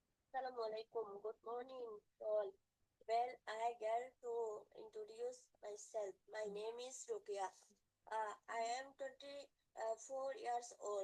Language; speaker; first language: English; non-native, learner; Bangla